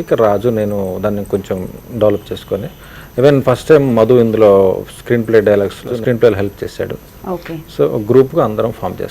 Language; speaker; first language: Telugu; native; Telugu